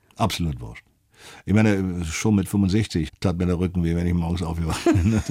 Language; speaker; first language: German; native; German